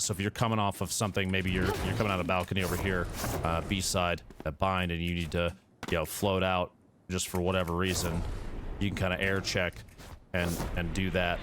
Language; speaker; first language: English; native; English